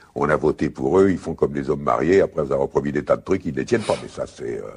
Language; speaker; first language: French; native; French